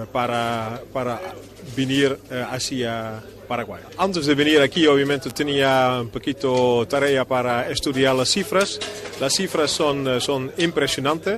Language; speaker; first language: Spanish; non-native, fluent; Dutch